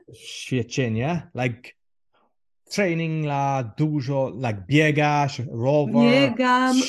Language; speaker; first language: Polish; non-native, learner; English